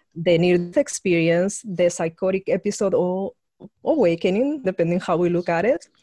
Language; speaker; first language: English; non-native, fluent; Spanish